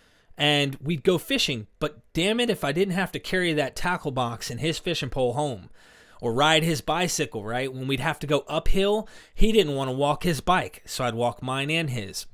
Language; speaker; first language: English; native; English